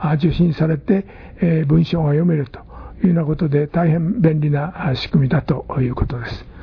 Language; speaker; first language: Japanese; native; Japanese